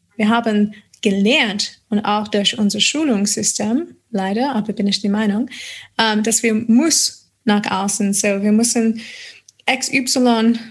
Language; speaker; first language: German; non-native, fluent; English